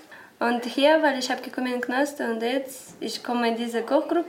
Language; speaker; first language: German; non-native, learner; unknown